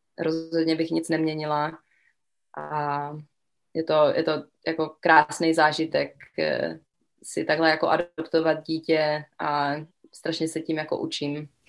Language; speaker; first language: Czech; early bilingual, other home language; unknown